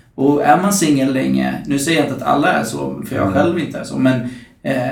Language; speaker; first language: Swedish; native; Swedish